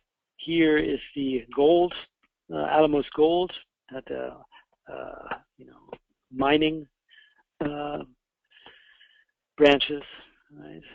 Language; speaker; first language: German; non-native, fluent; English